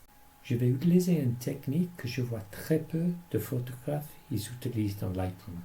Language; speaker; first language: French; non-native, fluent; English